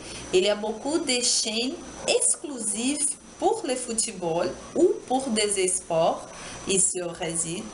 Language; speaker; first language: French; non-native, learner; Portuguese